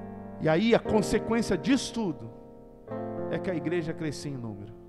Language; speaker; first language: Portuguese; native; Portuguese